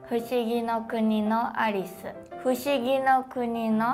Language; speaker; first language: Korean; non-native, fluent; Japanese